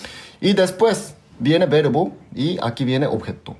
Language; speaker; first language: Spanish; non-native, fluent; Korean